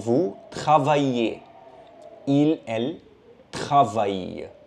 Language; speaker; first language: French; non-native, fluent; Hindi